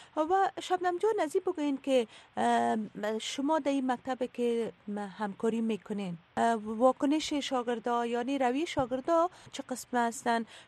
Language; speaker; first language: Persian; native; Persian